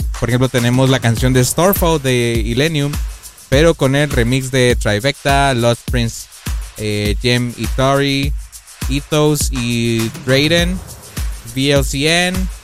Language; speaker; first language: Spanish; native; Spanish